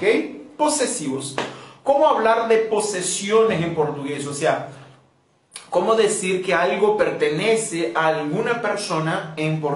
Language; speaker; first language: Spanish; non-native, fluent; Portuguese